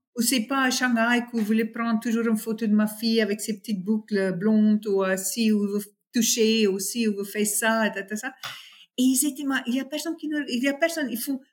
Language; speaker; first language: French; non-native, fluent; Afrikaans